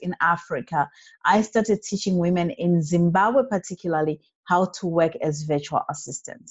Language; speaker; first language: English; non-native, local second language; Shona